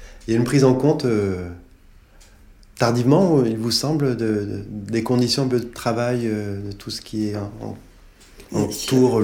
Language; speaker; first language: French; native; French